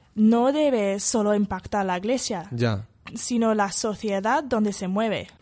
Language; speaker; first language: Spanish; non-native, fluent; English